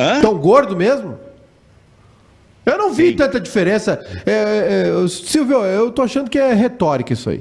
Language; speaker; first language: Portuguese; native; Portuguese